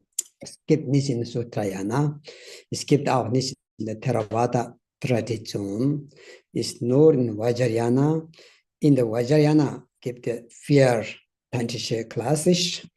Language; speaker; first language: German; non-native, learner; Tibetan